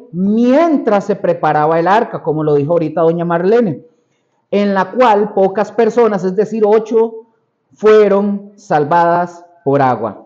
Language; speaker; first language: Spanish; native; Spanish